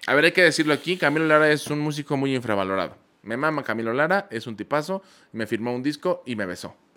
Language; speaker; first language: Spanish; native; Spanish